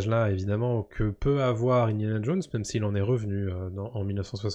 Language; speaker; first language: French; native; French